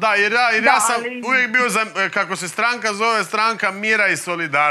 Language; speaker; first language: Croatian; native; Croatian